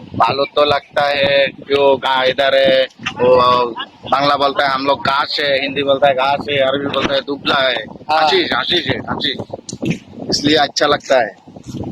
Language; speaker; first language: Hindi; non-native, learner; Bangla